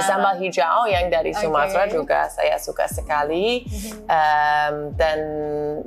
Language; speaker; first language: Indonesian; non-native, fluent; English